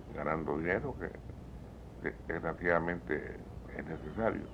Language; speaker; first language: Spanish; native; Spanish